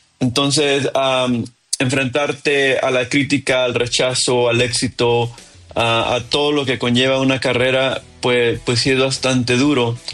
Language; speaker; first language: Spanish; early bilingual, heritage; Spanish